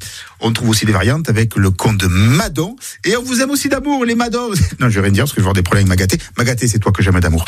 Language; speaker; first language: French; native; French